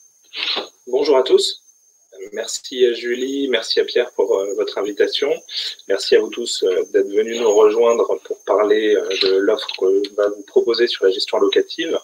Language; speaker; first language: French; native; French